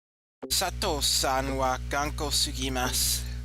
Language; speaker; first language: Japanese; non-native, learner; English